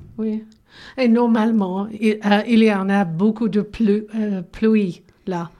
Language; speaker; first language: French; non-native, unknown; English